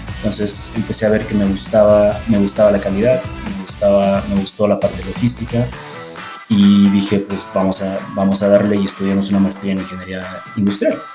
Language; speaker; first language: Spanish; native; Spanish